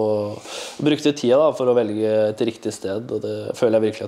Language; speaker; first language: Norwegian; native; Norwegian